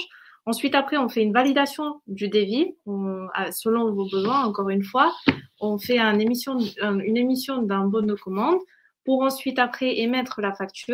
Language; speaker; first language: French; native; French